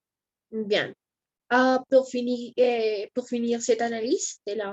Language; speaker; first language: French; non-native, learner; Spanish